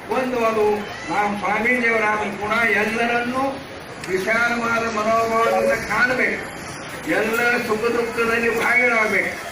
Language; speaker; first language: Kannada; native; Kannada